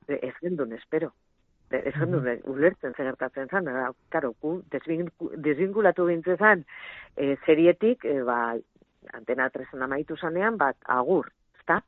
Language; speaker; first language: Basque; non-native, local second language; Spanish